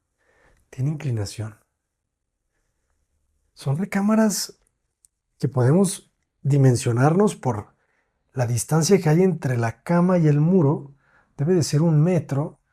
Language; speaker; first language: Spanish; native; Spanish